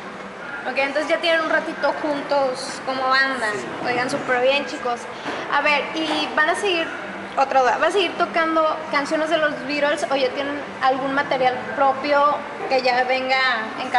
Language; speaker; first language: Spanish; native; Spanish